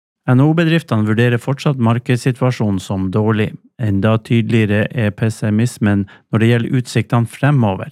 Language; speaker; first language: Norwegian; native; Norwegian